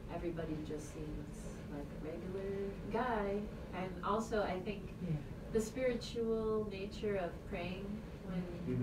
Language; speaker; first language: English; native; English